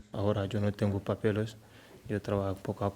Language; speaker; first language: Spanish; non-native, learner; French